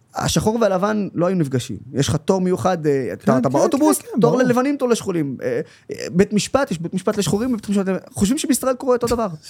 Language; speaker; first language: Hebrew; non-native, local second language; Arabic